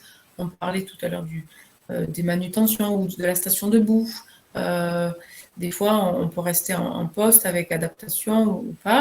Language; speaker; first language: French; native; French